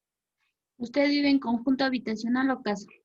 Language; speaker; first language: Spanish; native; Spanish